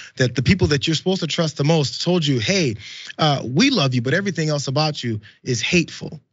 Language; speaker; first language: English; native; English